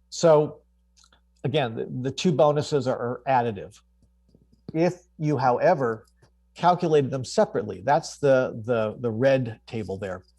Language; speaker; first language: English; native; English